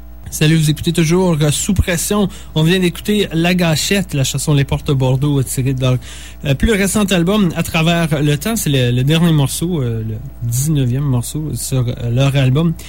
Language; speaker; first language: French; native; French